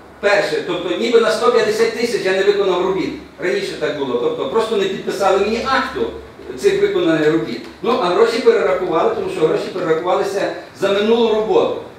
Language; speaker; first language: Ukrainian; native; Ukrainian